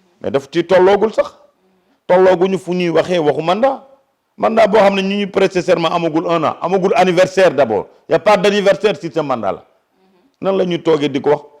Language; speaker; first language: Wolof; non-native, local second language; Fula